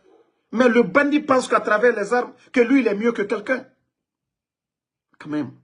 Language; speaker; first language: French; non-native, local second language; Mandingo